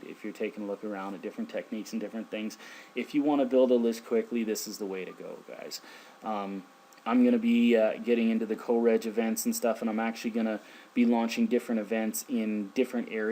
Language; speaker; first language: English; native; English